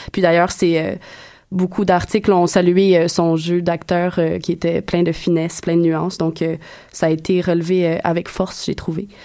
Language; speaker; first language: French; native; French